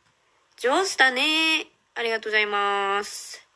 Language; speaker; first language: Japanese; non-native, fluent; Korean